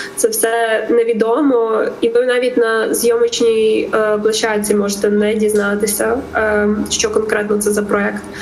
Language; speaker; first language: Ukrainian; native; Ukrainian